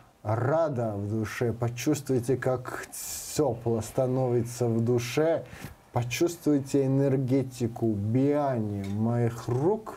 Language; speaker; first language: Russian; non-native, learner; Georgian